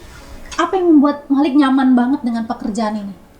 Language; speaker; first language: Indonesian; native; Indonesian